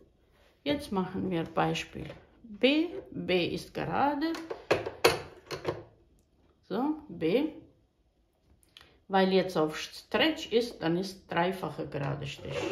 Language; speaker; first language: German; non-native, fluent; Bosnian